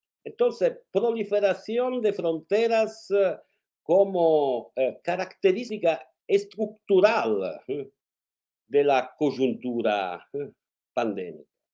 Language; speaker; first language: Spanish; non-native, fluent; Italian